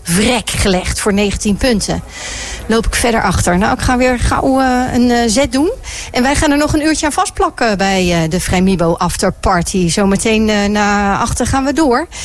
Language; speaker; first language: Dutch; native; Dutch